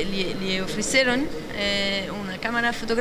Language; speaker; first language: Spanish; non-native, learner; French